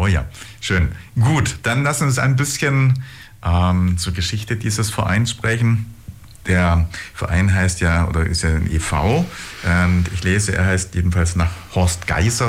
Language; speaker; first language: German; native; German